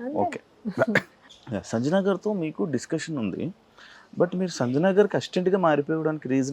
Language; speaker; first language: Telugu; native; Telugu